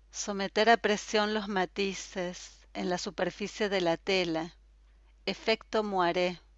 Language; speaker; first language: Spanish; native; Spanish